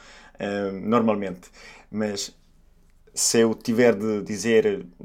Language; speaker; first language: Portuguese; non-native, fluent; Italian